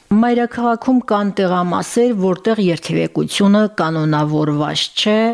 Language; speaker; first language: Armenian; native; Armenian